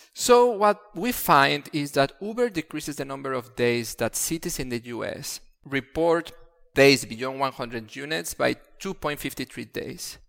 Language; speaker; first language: English; non-native, fluent; Spanish